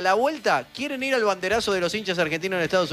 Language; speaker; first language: Spanish; native; Spanish